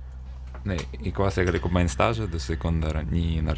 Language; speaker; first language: Dutch; non-native, fluent; Ukrainian